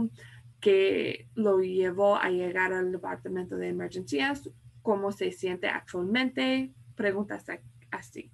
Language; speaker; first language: Spanish; non-native, fluent; English